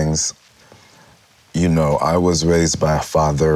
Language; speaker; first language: English; native; English